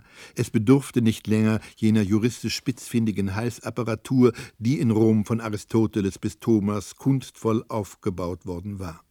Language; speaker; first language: German; native; German